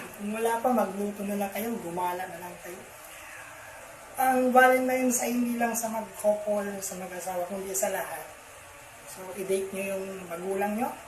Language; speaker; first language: Filipino; non-native, local second language; Bikol